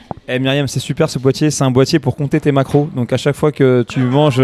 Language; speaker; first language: French; native; French